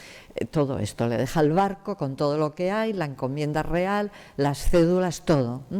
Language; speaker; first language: Spanish; native; Spanish